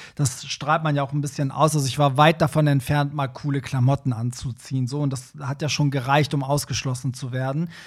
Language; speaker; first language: German; early bilingual, other home language; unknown